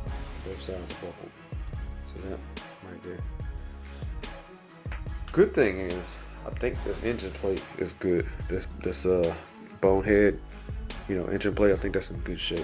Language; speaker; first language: English; native; English